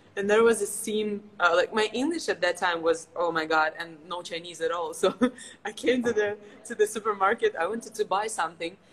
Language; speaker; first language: English; non-native, fluent; Ukrainian